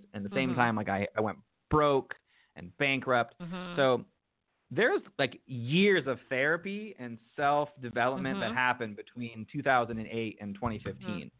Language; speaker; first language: English; native; English